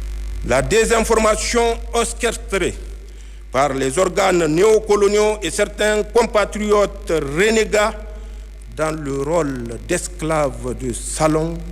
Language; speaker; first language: French; non-native, local second language; Hausa